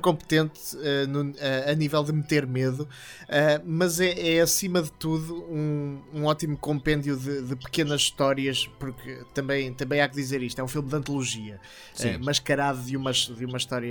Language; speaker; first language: Portuguese; native; Portuguese